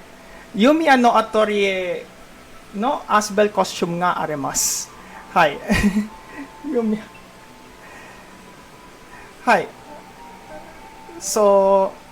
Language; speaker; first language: Japanese; non-native, learner; Filipino